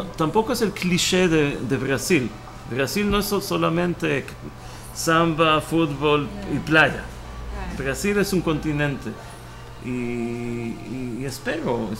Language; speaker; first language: Spanish; early bilingual, heritage; Hebrew